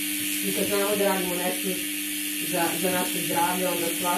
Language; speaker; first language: Serbian; native; Serbian